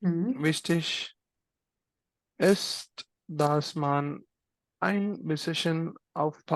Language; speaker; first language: German; non-native, learner; Malayalam